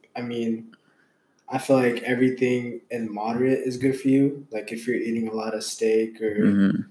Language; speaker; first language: English; early bilingual, other home language; Hindi